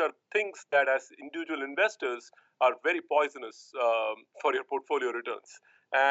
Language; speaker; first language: English; non-native, local second language; Tamil